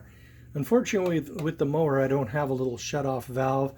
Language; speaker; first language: English; native; English